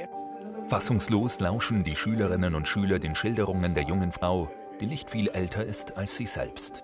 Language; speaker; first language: German; native; German